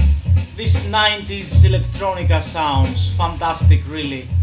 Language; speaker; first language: English; non-native, fluent; Greek